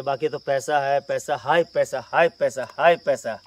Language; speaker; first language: Hindi; non-native, local second language; Gujarati